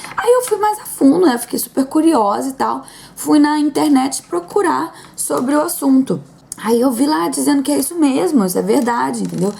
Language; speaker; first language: Portuguese; native; Portuguese